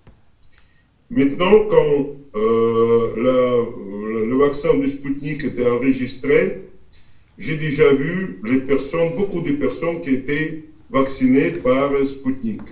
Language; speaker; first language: French; non-native, fluent; Russian